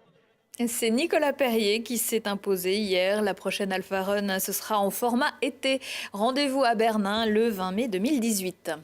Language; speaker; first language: French; native; French